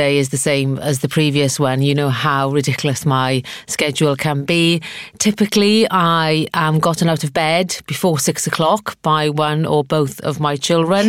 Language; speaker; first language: English; native; English